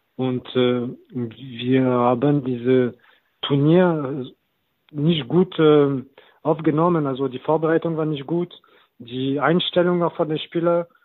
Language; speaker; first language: German; non-native, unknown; French